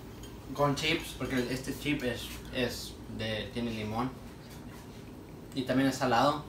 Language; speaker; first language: Spanish; early bilingual, heritage; Spanish